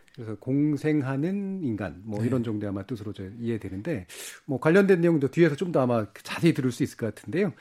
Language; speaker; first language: Korean; native; Korean